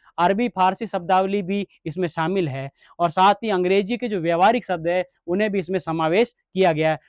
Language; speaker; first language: Hindi; native; Hindi